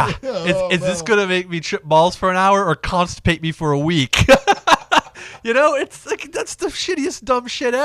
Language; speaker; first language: English; native; English